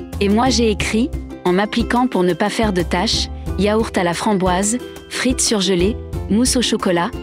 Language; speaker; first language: French; non-native, local second language; Arabic